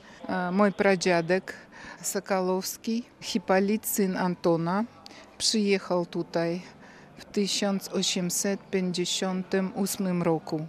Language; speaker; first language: Polish; early bilingual, heritage; Russian